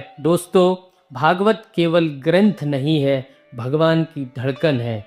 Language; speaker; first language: Hindi; native; Hindi